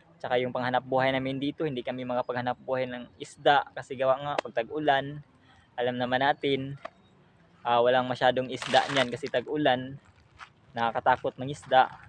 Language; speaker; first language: Filipino; non-native, local second language; Cebuano